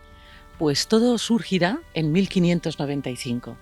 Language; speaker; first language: Spanish; native; Spanish